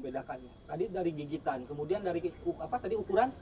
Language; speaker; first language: Indonesian; native; Indonesian